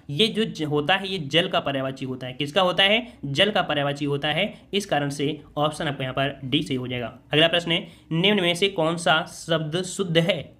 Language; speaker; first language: Hindi; native; Hindi